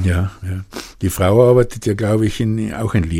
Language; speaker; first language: German; native; German